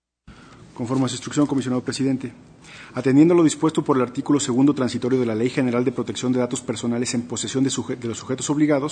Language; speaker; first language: Spanish; native; Spanish